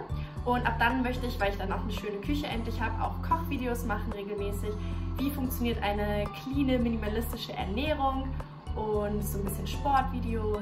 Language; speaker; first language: German; native; German